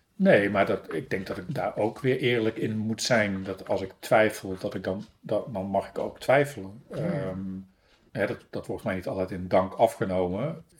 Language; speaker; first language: Dutch; native; Dutch